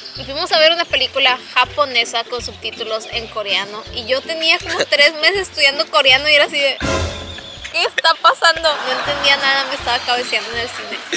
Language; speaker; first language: Spanish; native; Spanish